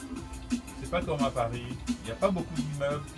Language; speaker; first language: French; native; French